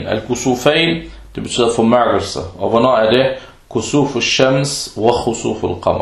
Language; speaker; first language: Danish; early bilingual, other home language; Arabic